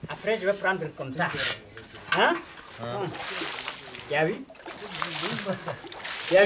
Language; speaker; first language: French; non-native, learner; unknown